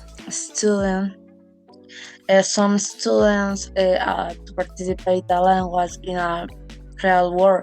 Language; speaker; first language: English; non-native, learner; Spanish